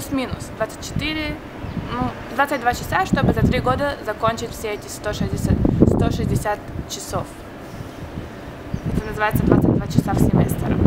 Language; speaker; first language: Russian; early bilingual, heritage; Russian